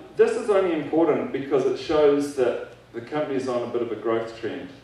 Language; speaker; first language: English; native; English